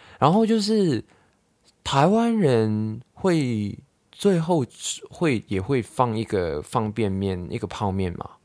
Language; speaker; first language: Chinese; non-native, local second language; Cantonese